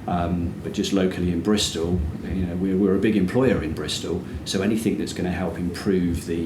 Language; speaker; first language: English; native; English